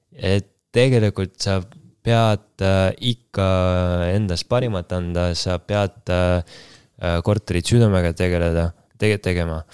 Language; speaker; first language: Estonian; non-native, local second language; Russian